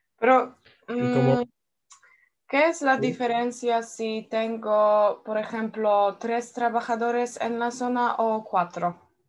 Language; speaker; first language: Spanish; non-native, learner; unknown